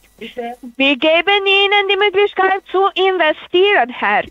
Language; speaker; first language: German; non-native, fluent; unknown